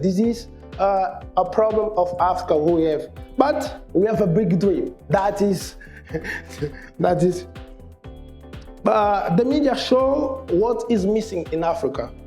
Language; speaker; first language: English; non-native, learner; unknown